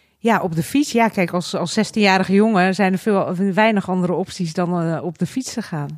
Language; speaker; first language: Dutch; early bilingual, other home language; Hungarian